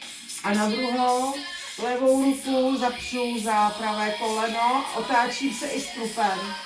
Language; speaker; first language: Czech; native; Czech